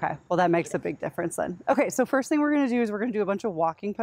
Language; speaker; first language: English; native; English